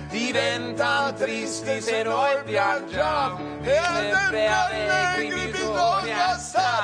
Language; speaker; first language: Italian; non-native, fluent; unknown